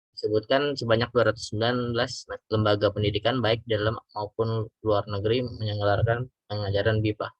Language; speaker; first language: Indonesian; native; Indonesian